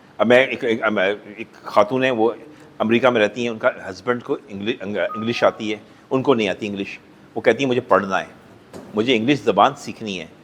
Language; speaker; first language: Urdu; native; Urdu